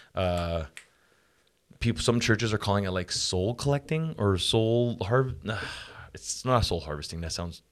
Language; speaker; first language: English; native; English